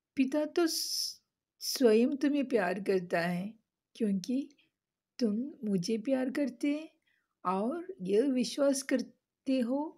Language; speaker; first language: Hindi; non-native, local second language; Malayalam